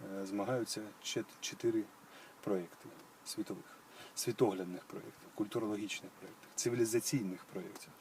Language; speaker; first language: Ukrainian; non-native, local second language; Russian